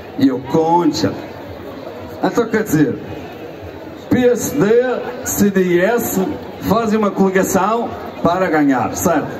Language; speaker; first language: Portuguese; early bilingual, heritage; Portuguese